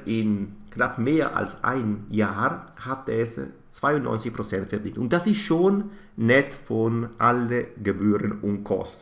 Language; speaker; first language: German; non-native, fluent; Italian